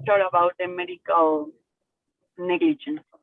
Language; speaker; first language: English; non-native, learner; Spanish